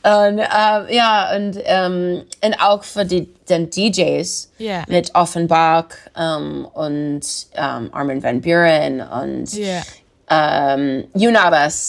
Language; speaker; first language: German; non-native, learner; English